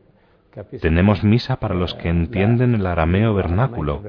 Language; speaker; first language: Spanish; non-native, fluent; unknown